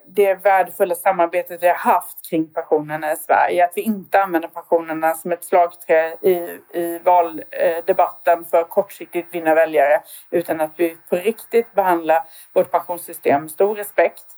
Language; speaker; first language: Swedish; native; Swedish